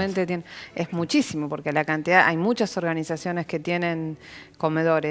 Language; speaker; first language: Spanish; native; Spanish